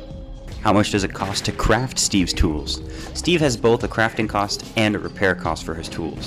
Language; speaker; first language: English; native; English